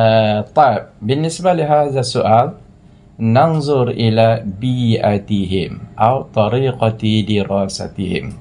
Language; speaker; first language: Arabic; non-native, fluent; Malay